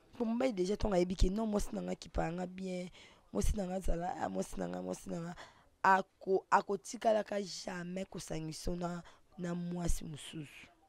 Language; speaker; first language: Lingala; non-native, local second language; Swahili